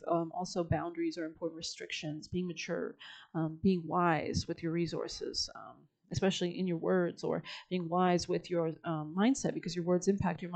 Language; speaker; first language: English; native; English